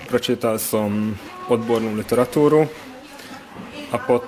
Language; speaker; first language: Slovak; non-native, local second language; Hungarian